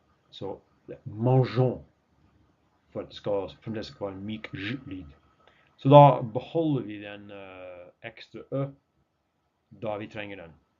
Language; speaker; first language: Norwegian; non-native, fluent; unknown